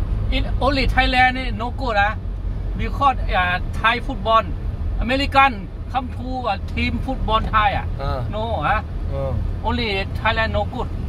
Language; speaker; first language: English; non-native, learner; Thai